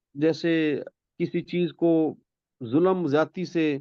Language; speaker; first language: Urdu; non-native, local second language; Punjabi